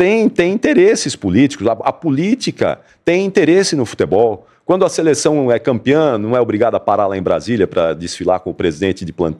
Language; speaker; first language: Portuguese; native; Portuguese